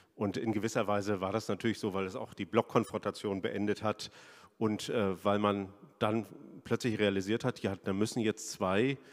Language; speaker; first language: German; native; German